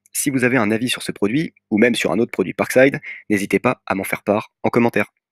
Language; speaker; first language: French; native; French